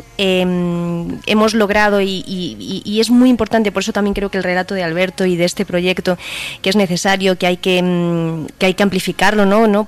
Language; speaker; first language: Spanish; native; Spanish